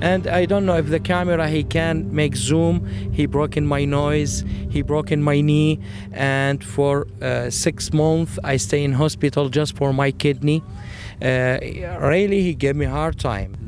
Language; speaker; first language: English; non-native, learner; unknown